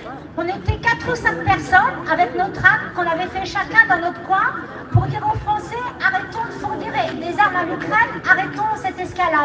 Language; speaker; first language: French; native; French